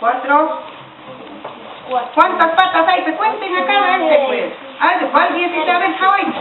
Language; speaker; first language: Spanish; native; Spanish